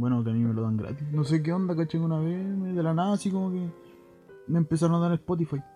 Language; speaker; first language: Spanish; native; Spanish